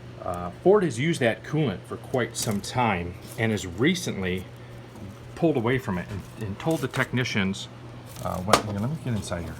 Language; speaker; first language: English; native; English